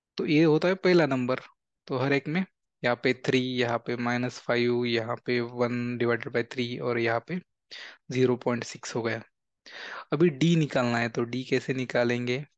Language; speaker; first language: Hindi; non-native, local second language; Marathi